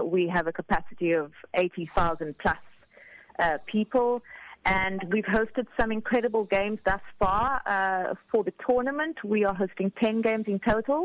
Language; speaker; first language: English; native; English